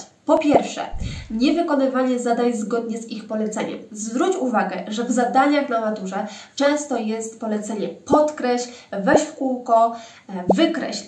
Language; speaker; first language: Polish; native; Polish